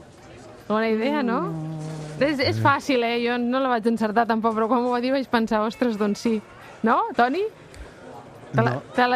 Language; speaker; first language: Catalan; native; Catalan